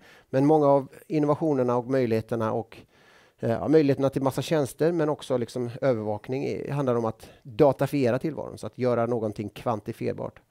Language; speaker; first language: Swedish; native; Swedish